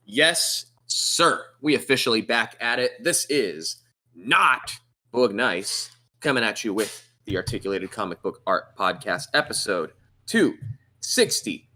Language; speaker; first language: English; native; English